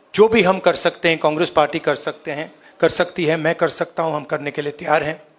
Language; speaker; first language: Hindi; native; Hindi